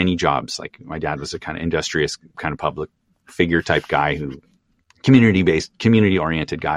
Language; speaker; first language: English; native; English